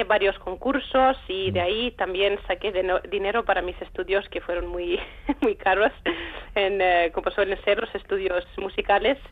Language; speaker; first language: Spanish; non-native, fluent; Icelandic